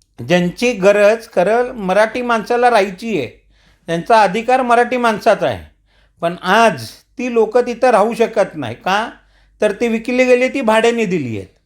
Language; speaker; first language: Marathi; non-native, local second language; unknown